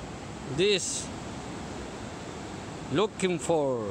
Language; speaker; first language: English; non-native, learner; Spanish